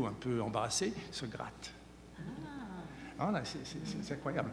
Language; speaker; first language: French; native; French